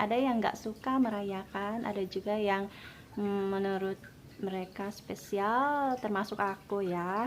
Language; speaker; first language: Indonesian; native; Indonesian